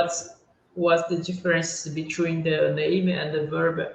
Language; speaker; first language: English; non-native, learner; Portuguese